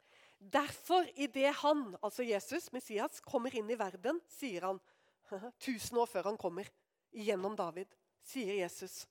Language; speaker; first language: Norwegian; native; Norwegian